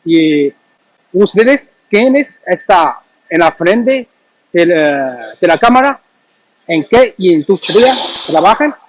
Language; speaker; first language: Spanish; non-native, learner; Chinese